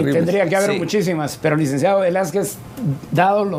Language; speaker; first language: Spanish; native; Spanish